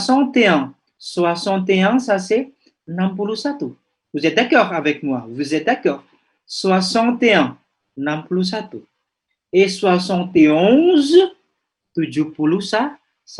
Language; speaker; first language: French; non-native, fluent; Indonesian